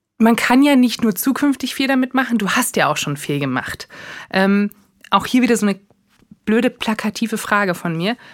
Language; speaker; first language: German; native; German